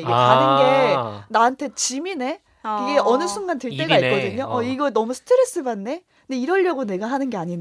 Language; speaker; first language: Korean; native; Korean